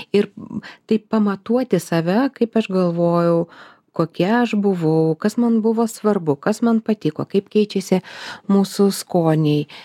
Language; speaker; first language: Lithuanian; non-native, local second language; Russian